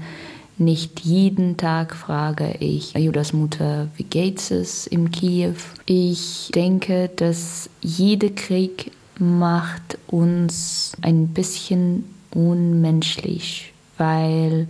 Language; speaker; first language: German; non-native, learner; Russian